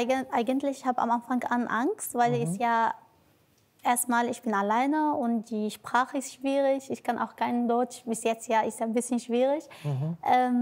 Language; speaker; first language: German; non-native, learner; Arabic